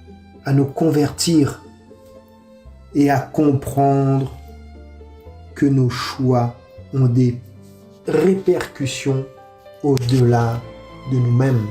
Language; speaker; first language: French; native; French